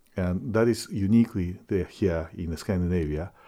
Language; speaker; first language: English; non-native, fluent; Japanese